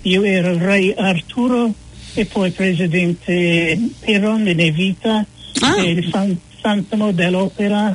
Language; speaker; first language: Italian; non-native, fluent; English